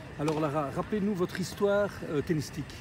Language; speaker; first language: French; native; French